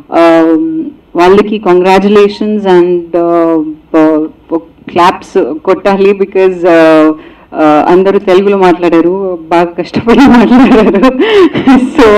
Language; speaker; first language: Telugu; non-native, learner; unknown